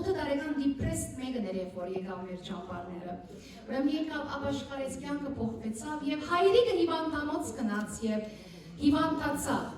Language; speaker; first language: Armenian; early bilingual, heritage; Armenian